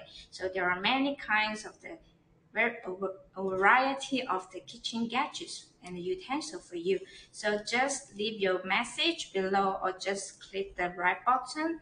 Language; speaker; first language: English; non-native, learner; Chinese